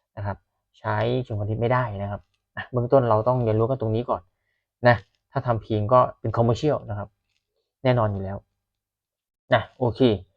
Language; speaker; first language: Thai; native; Thai